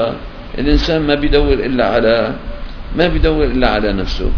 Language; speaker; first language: Arabic; native; Arabic